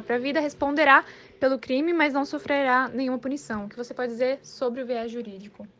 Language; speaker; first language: Portuguese; native; Portuguese